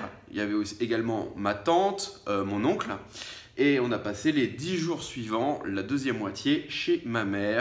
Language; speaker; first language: French; native; French